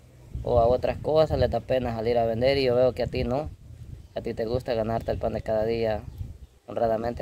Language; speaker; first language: Spanish; native; Spanish